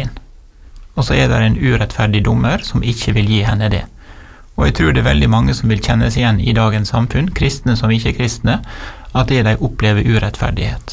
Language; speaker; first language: Norwegian; native; Norwegian